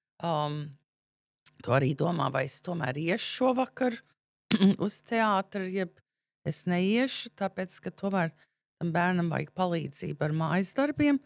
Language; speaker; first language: Latvian; early bilingual, heritage; Latvian